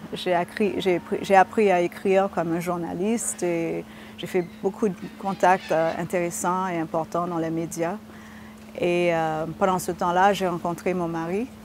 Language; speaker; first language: French; early bilingual, heritage; French